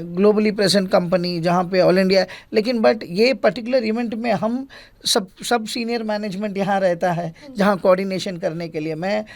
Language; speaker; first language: Hindi; non-native, local second language; Gujarati